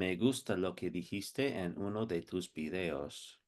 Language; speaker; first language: Spanish; non-native, fluent; English